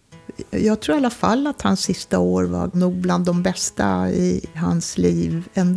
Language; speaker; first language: Swedish; native; Swedish